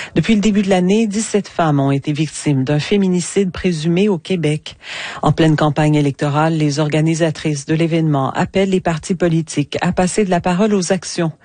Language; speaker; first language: French; native; French